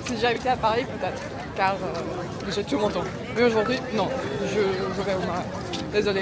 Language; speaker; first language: French; non-native, fluent; Turkish